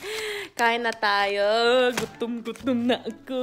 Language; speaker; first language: Filipino; early bilingual, heritage; English